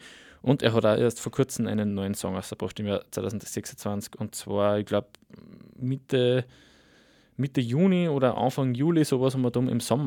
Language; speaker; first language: German; native; German